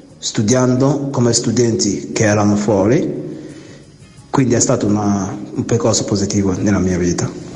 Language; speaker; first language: Italian; non-native, fluent; Igbo